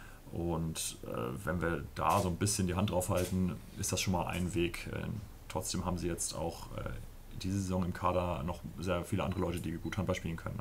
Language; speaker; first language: German; native; German